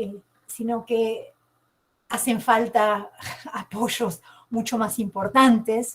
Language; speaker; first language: Spanish; native; Spanish